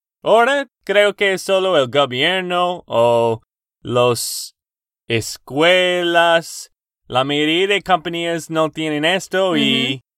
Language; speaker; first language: Spanish; non-native, learner; English